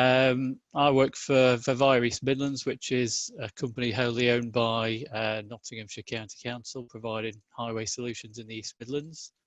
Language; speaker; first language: English; native; English